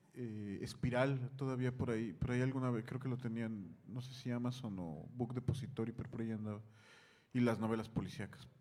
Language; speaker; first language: Spanish; native; Spanish